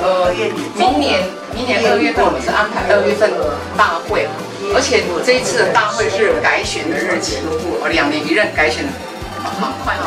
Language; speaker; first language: Chinese; native; Chinese